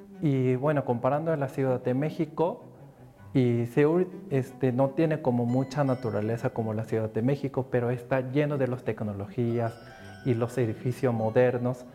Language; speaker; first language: Spanish; non-native, fluent; Korean